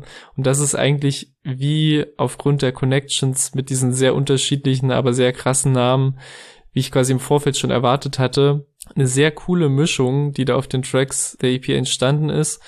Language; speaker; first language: German; native; German